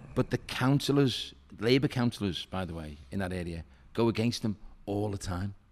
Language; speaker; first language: English; native; English